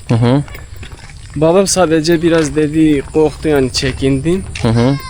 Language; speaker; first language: Turkish; non-native, learner; Indonesian